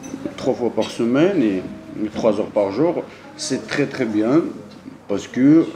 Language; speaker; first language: French; non-native, learner; Georgian